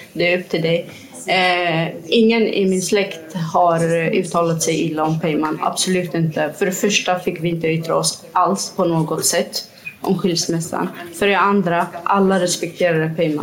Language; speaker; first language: Swedish; non-native, fluent; Kurdish